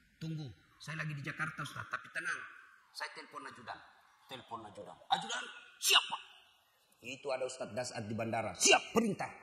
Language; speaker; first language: Indonesian; non-native, local second language; Buginese